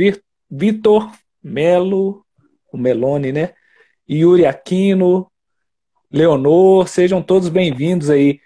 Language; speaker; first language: Portuguese; native; Portuguese